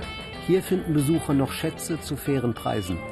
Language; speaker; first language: German; native; German